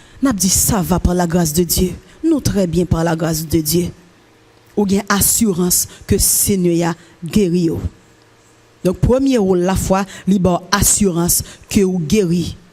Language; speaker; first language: French; non-native, local second language; Haitian Creole